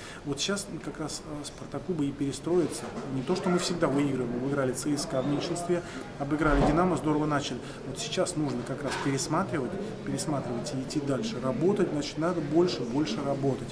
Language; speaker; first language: Russian; native; Russian